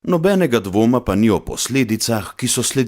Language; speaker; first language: Slovenian; native; Slovenian